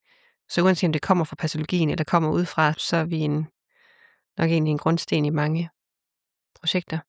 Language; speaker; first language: Danish; native; Danish